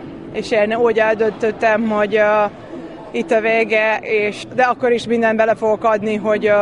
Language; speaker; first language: Hungarian; non-native, fluent; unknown